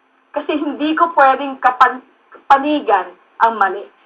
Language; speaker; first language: Filipino; native; Filipino